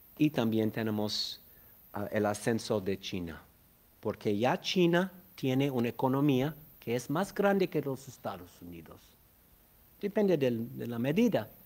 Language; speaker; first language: Spanish; non-native, fluent; English